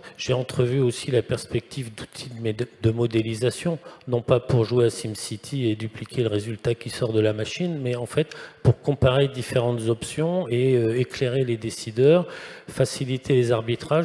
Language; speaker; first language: French; native; French